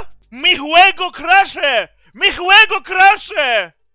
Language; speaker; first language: Spanish; non-native, learner; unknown